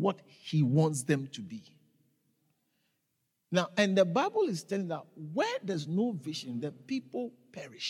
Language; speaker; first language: English; non-native, local second language; Akan